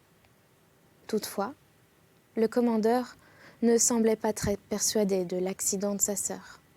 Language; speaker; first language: French; native; French